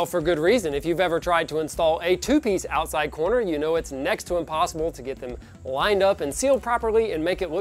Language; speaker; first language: English; native; English